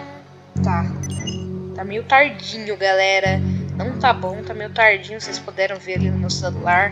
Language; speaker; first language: Portuguese; native; Portuguese